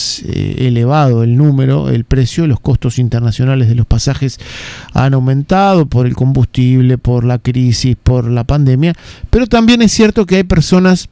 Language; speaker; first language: Spanish; native; Spanish